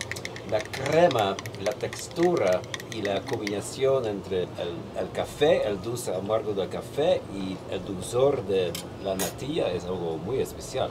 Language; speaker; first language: Spanish; non-native, fluent; Dutch